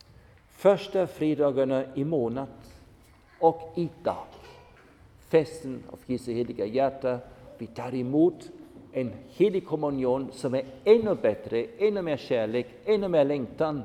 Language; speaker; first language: Swedish; non-native, fluent; German